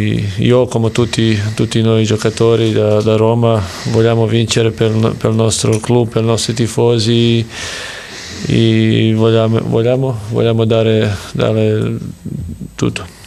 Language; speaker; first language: Italian; non-native, learner; Serbian